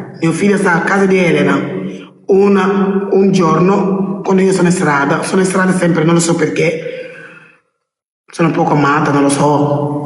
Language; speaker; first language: Italian; non-native, learner; Wolof